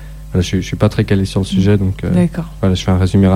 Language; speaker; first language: French; native; French